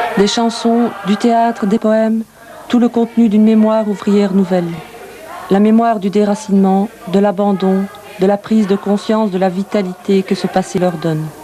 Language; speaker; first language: French; native; French